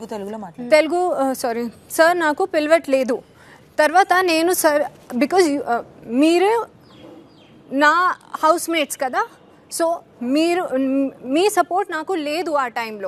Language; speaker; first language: Telugu; non-native, learner; Hindi